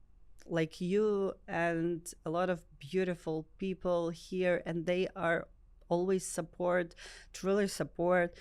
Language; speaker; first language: English; non-native, learner; Ukrainian